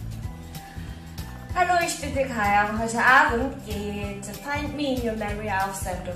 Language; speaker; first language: German; early bilingual, other home language; Korean